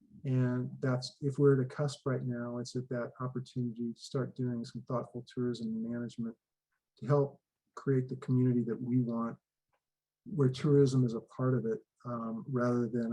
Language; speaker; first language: English; native; English